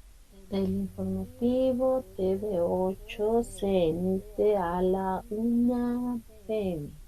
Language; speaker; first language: Spanish; non-native, fluent; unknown